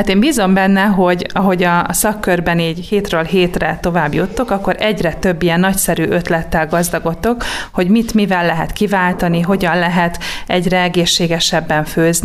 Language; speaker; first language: Hungarian; native; Hungarian